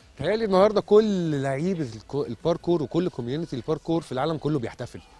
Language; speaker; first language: Egyptian Arabic; native; Egyptian Arabic